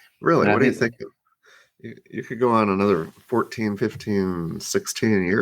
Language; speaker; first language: English; native; English